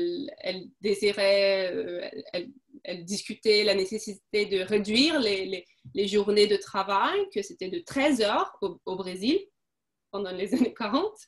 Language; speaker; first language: French; non-native, fluent; Portuguese